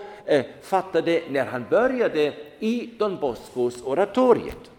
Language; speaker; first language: Swedish; non-native, fluent; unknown